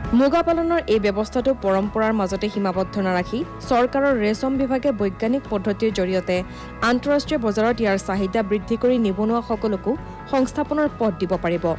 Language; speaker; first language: Assamese; native; Assamese